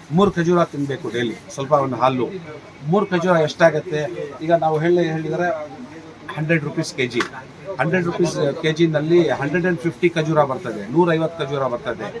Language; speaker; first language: Kannada; non-native, local second language; Urdu